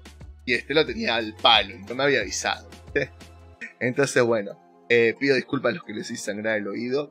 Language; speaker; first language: Spanish; native; Spanish